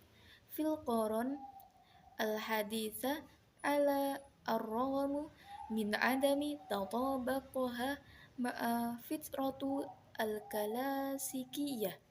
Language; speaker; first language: Arabic; non-native, learner; Indonesian